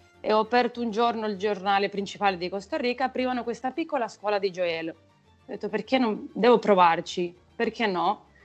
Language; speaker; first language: Italian; non-native, fluent; Spanish